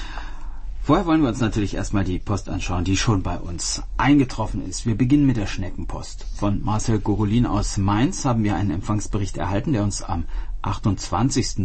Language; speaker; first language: German; native; German